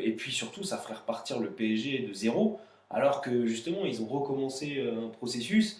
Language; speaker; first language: French; native; French